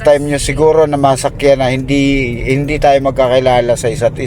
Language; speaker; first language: Filipino; native; Filipino